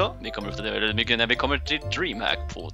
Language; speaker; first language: Swedish; native; Swedish